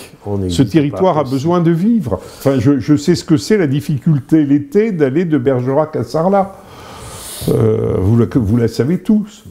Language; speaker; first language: French; native; French